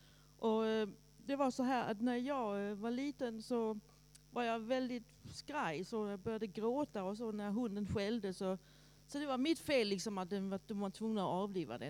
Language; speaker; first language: Swedish; native; Swedish